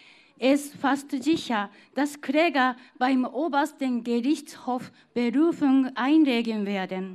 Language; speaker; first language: German; non-native, fluent; Japanese